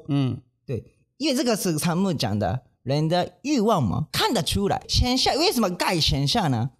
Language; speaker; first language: Chinese; non-native, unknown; Japanese